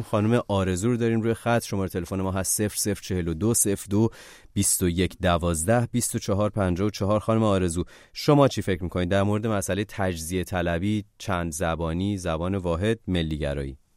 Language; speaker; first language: Persian; native; Persian